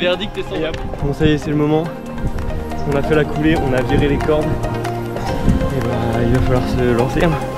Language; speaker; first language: French; native; French